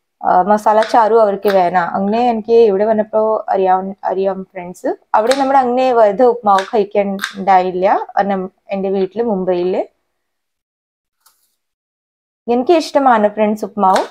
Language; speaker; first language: Malayalam; non-native, learner; Hindi